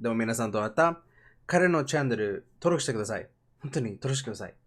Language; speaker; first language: Japanese; non-native, learner; Spanish